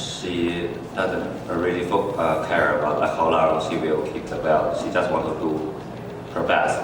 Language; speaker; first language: English; non-native, fluent; Chinese